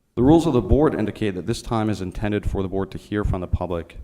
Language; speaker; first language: English; native; English